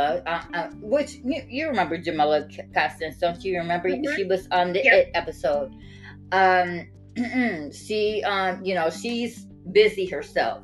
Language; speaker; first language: English; native; English